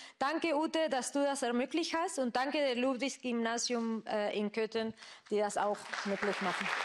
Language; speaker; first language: German; non-native, fluent; Spanish